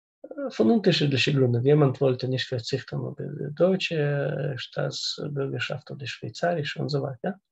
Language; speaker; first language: German; non-native, learner; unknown